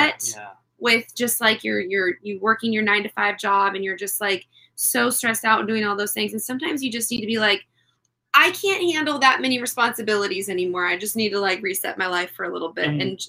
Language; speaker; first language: English; native; English